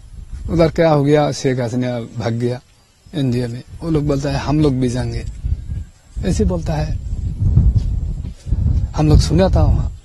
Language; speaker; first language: Hindi; non-native, local second language; Bangla